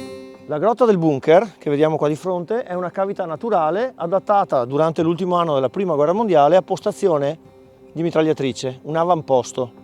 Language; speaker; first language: Italian; native; Italian